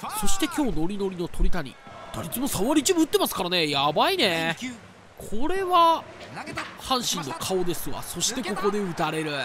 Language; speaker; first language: Japanese; native; Japanese